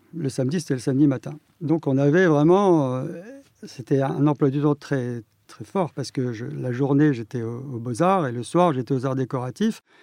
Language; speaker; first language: French; native; French